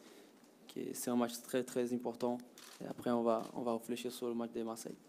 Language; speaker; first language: French; non-native, fluent; Portuguese